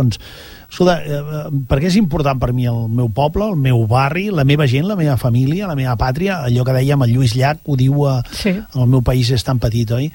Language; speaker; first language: Catalan; native; Catalan